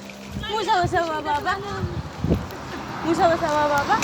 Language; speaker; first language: Arabic; non-native, learner; Oromo